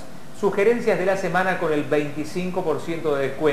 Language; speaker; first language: Spanish; native; Spanish